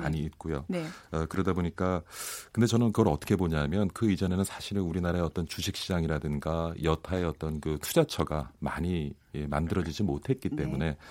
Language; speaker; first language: Korean; native; Korean